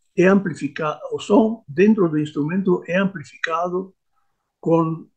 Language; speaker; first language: Portuguese; non-native, fluent; Hungarian